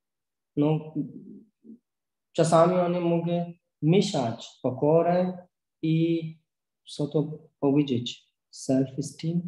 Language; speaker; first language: Polish; non-native, learner; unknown